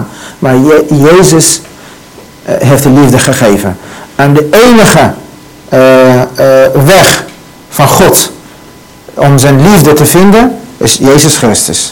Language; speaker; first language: Dutch; non-native, learner; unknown